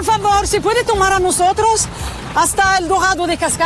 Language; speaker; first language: Spanish; non-native, learner; French